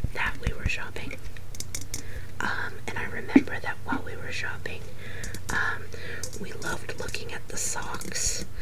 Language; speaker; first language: English; native; English